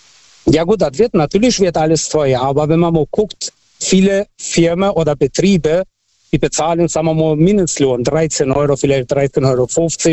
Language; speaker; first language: German; non-native, fluent; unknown